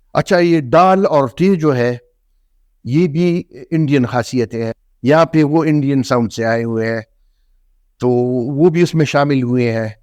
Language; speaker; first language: Urdu; non-native, local second language; Northern Hindko